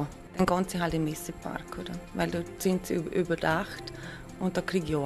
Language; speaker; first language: German; native; German